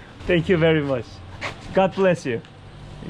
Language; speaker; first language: English; non-native, learner; Korean